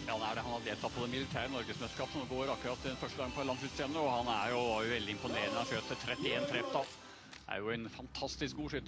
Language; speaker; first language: Norwegian; native; Norwegian